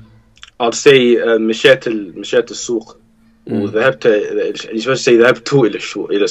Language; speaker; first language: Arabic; non-native, learner; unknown